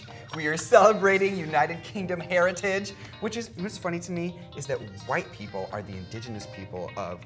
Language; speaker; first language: English; native; English